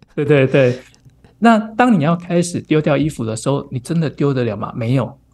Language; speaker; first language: Chinese; native; Chinese